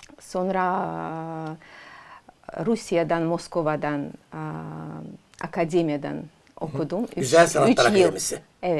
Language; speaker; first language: Turkish; non-native, learner; Azerbaijani